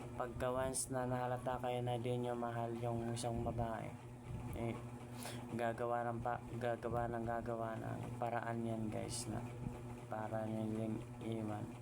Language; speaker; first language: Filipino; non-native, local second language; Cebuano